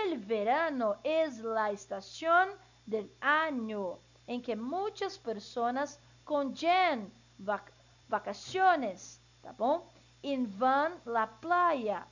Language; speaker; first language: Spanish; non-native, learner; Portuguese